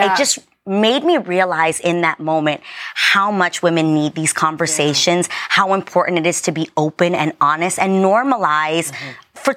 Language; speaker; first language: English; native; English